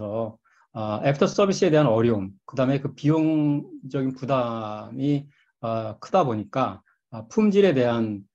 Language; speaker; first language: Korean; native; Korean